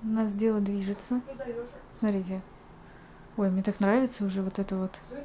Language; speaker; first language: Russian; native; Russian